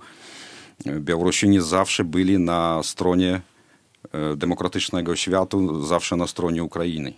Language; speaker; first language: Polish; non-native, fluent; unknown